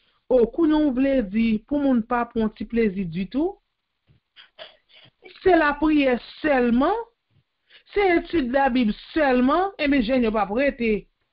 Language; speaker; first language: French; native; French